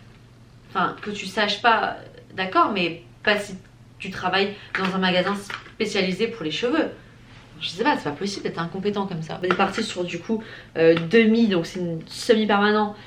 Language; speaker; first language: French; native; French